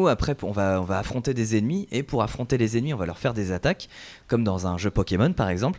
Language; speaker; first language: French; native; French